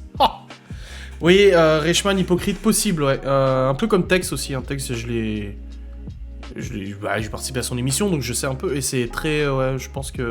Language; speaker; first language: French; native; French